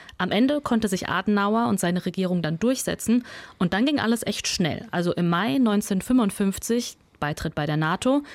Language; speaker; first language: German; early bilingual, other home language; Russian